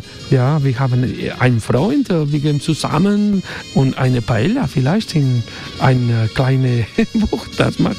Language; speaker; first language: German; non-native, learner; Spanish